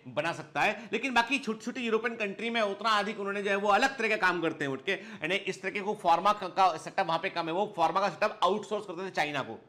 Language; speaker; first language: Hindi; native; Hindi